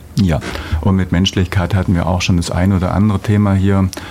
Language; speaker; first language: German; native; German